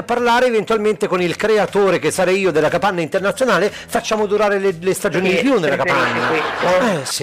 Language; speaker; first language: Italian; native; Italian